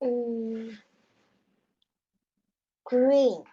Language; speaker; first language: English; non-native, learner; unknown